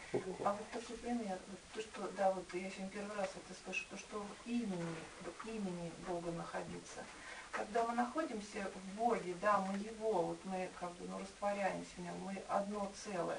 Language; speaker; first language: Russian; native; Russian